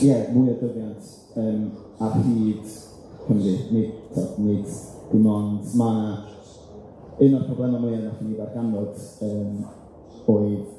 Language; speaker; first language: Welsh; native; Welsh